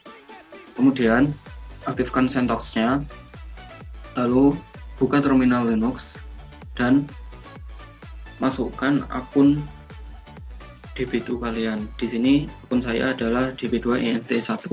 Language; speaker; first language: Indonesian; native; Indonesian